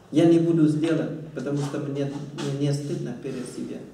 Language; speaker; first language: Russian; non-native, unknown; Thai